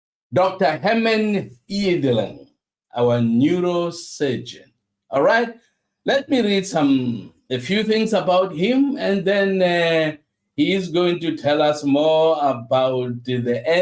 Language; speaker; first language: English; non-native, local second language; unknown